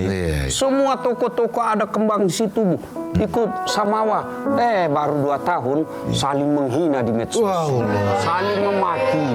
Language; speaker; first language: Indonesian; native; Indonesian